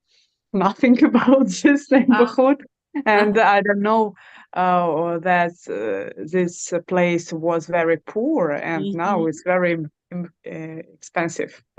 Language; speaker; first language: English; non-native, learner; Russian